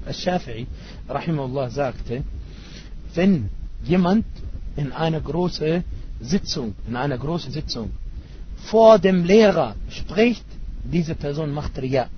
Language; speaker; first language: German; non-native, fluent; Arabic